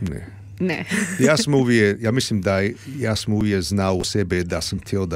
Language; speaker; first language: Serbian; early bilingual, heritage; Serbian